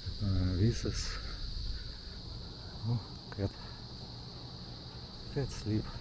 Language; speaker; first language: English; non-native, learner; Russian